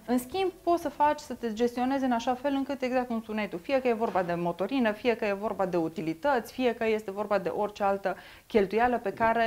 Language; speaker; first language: Romanian; native; Romanian